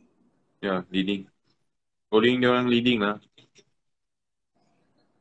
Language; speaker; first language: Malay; non-native, local second language; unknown